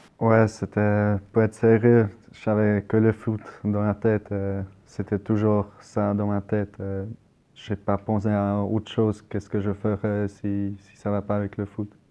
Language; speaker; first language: French; non-native, local second language; German